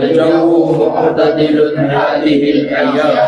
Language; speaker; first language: Arabic; non-native, learner; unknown